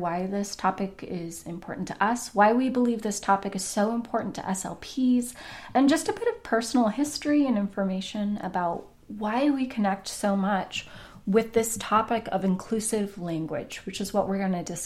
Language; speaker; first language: English; native; English